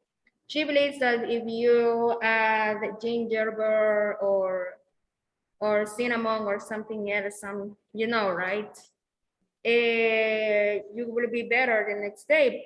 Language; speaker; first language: English; non-native, fluent; Spanish